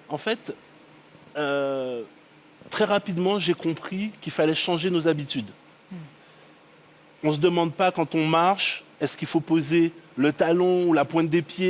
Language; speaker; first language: French; native; French